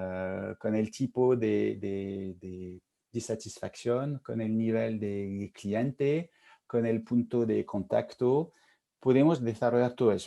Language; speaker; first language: Spanish; non-native, fluent; French